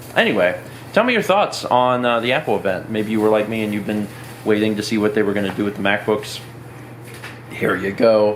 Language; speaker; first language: English; native; English